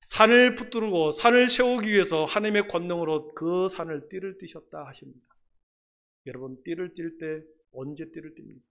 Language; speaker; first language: Korean; native; Korean